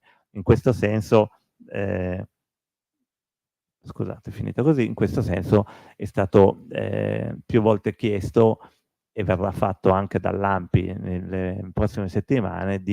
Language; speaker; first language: Italian; native; Italian